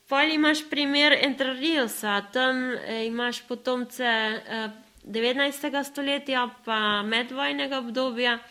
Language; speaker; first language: Slovenian; early bilingual, other home language; Spanish